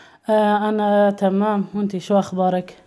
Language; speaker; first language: Arabic; native; Arabic